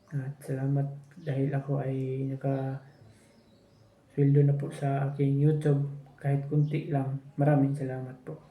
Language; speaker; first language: Filipino; non-native, local second language; Cebuano